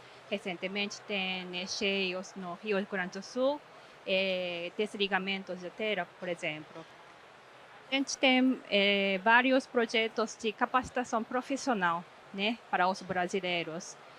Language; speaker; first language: Portuguese; non-native, fluent; Japanese